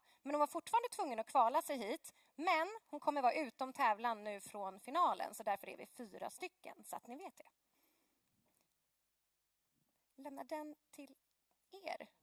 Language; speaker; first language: Swedish; native; Swedish